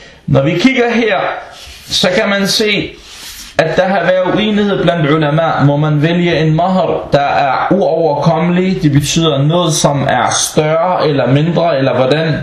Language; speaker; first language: Danish; non-native, local second language; Arabic